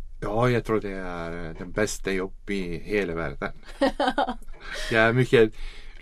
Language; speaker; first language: Swedish; non-native, learner; Icelandic